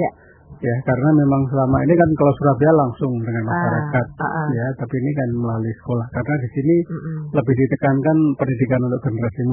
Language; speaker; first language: Indonesian; native; Indonesian